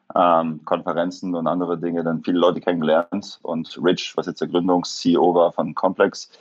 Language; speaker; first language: German; native; German